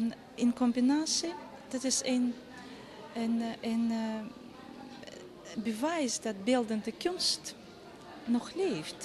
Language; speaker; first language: Dutch; non-native, fluent; Russian